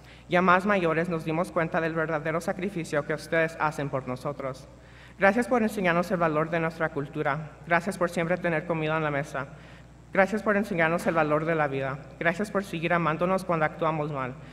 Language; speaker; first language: Spanish; early bilingual, heritage; Spanish